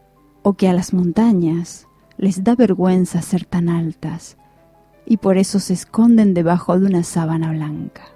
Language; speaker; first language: Spanish; native; Spanish